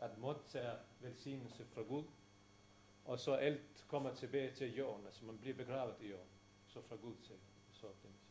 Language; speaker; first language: Danish; non-native, fluent; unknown